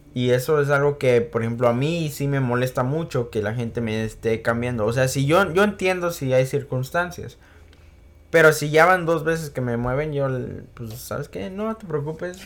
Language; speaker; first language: Spanish; early bilingual, heritage; Spanish